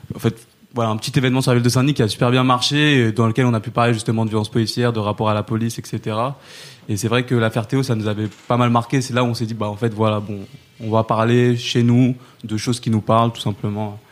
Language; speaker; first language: French; native; French